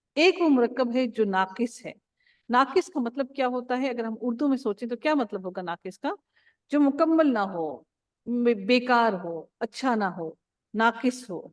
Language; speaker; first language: Urdu; native; Urdu